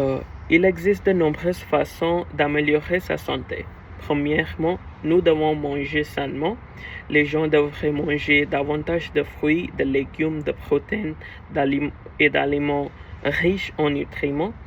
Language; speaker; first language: French; non-native, learner; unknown